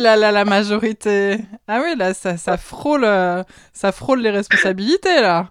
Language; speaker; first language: French; native; French